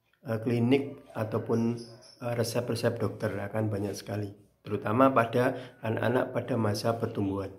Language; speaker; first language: Indonesian; native; Indonesian